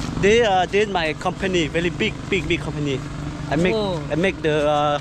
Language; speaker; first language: English; non-native, learner; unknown